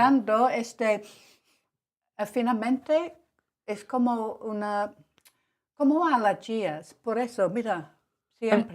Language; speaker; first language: Spanish; non-native, learner; English